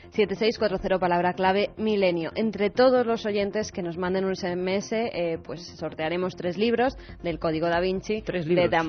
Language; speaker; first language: Spanish; native; Spanish